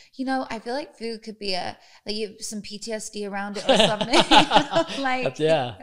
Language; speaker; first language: English; native; English